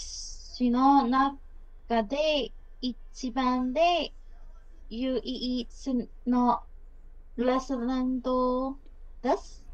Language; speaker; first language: Japanese; non-native, learner; Burmese